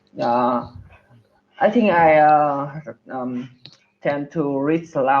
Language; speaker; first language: English; non-native, learner; Vietnamese